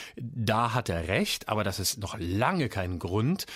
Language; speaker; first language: German; native; German